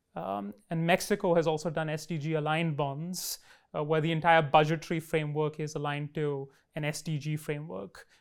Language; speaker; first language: English; non-native, local second language; Hindi